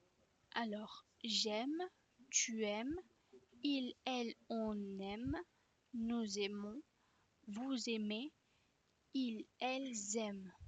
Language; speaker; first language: French; non-native, fluent; Spanish